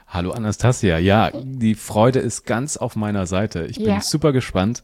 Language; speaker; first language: German; native; German